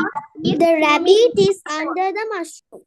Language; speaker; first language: English; non-native, learner; Tamil